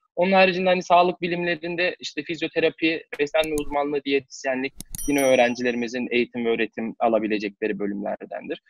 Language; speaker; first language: Turkish; native; Turkish